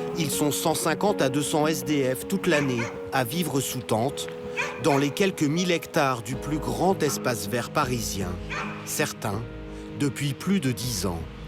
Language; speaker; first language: French; native; French